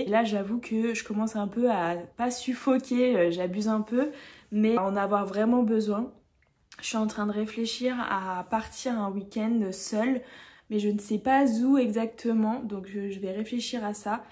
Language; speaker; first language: French; native; French